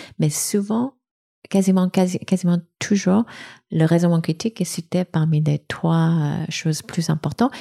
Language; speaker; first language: French; non-native, fluent; Korean